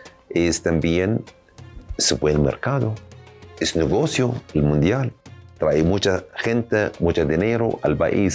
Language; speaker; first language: Spanish; non-native, learner; Arabic